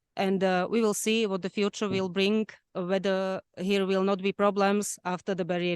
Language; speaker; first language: English; non-native, fluent; Slovak